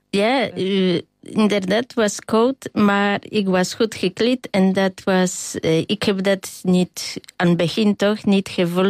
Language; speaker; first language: Dutch; non-native, learner; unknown